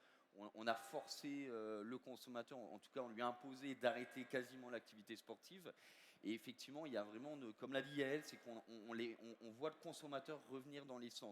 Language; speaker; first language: French; native; French